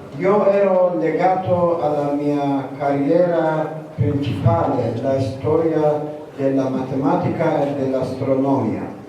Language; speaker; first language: Italian; non-native, learner; Persian